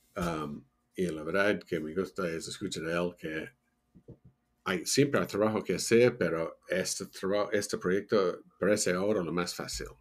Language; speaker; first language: Spanish; non-native, learner; English